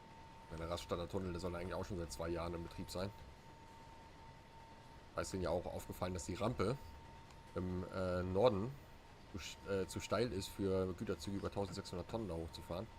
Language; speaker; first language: German; native; German